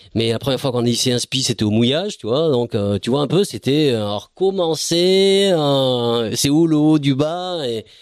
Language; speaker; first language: French; native; French